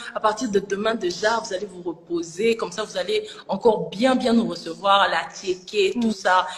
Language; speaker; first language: French; non-native, local second language; Lingala